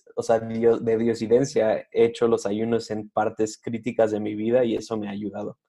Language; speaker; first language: Spanish; native; Spanish